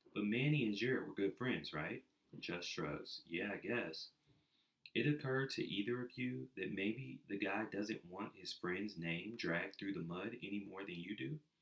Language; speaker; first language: English; native; English